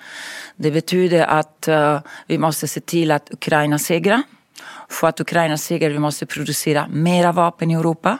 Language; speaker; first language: Swedish; non-native, fluent; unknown